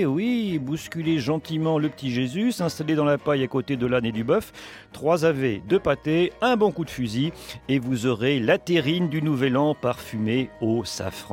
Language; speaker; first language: French; native; French